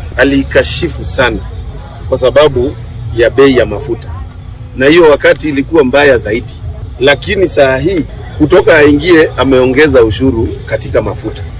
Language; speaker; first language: Swahili; non-native, local second language; Embu